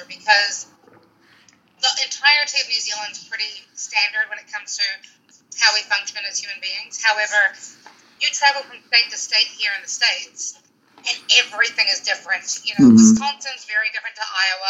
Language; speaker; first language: English; native; English